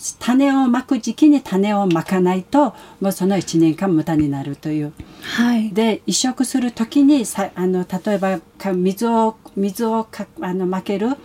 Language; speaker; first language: Japanese; non-native, fluent; Mongolian